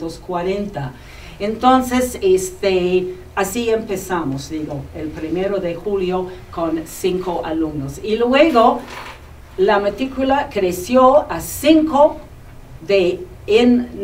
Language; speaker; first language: Spanish; non-native, fluent; English